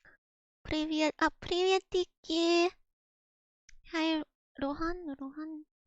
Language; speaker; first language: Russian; non-native, learner; English